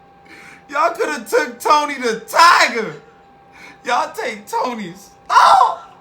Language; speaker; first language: English; native; English